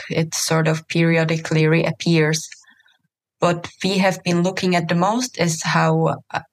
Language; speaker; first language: English; non-native, fluent; Czech